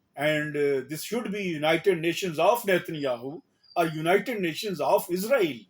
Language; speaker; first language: English; non-native, local second language; Urdu